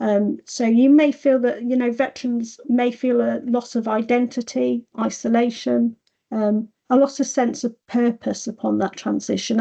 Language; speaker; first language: English; native; English